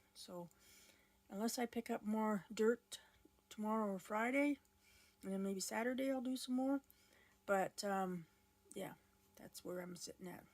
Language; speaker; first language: English; native; English